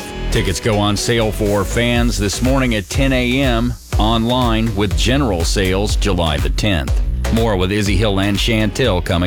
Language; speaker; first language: English; native; English